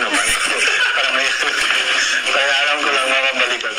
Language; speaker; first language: Filipino; non-native, learner; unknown